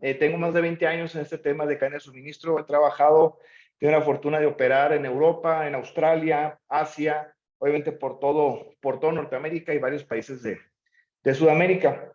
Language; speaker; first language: Spanish; native; Spanish